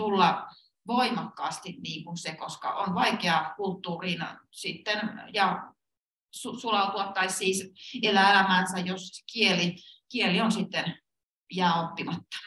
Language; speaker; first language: Finnish; native; Finnish